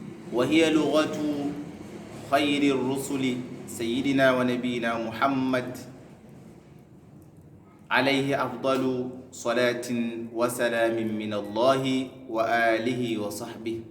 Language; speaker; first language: Arabic; non-native, fluent; Hausa